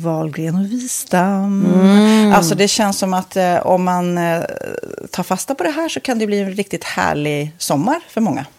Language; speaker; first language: Swedish; native; Swedish